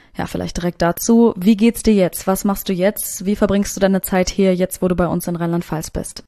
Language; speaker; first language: German; native; German